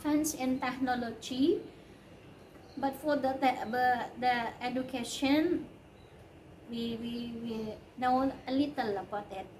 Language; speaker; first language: English; non-native, learner; Indonesian